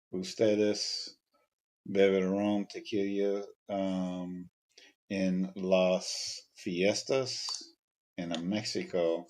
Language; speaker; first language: Spanish; non-native, learner; English